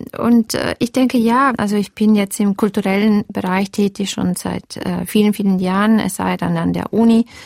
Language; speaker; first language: German; non-native, fluent; Italian